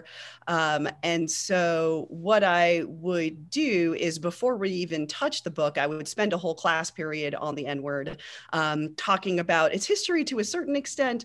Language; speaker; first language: English; native; English